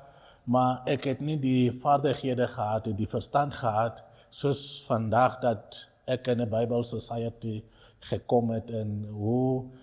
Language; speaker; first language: Afrikaans; non-native, local second language; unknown